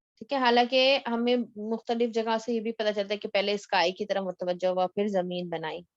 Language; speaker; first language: Urdu; native; Urdu